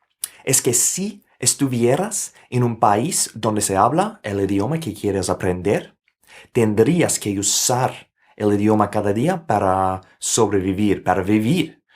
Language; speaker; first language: Spanish; non-native, fluent; English